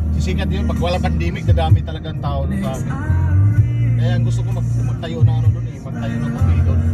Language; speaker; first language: Filipino; non-native, local second language; Cebuano